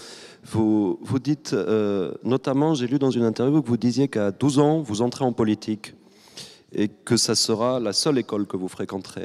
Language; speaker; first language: French; native; French